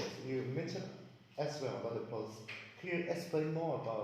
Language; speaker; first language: English; non-native, learner; Thai